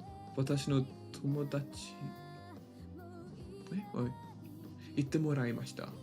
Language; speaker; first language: Japanese; non-native, learner; English